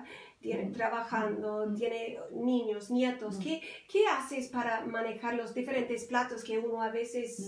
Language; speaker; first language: Spanish; non-native, fluent; English